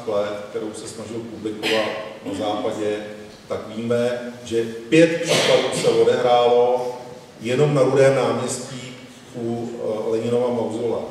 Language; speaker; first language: Czech; native; Czech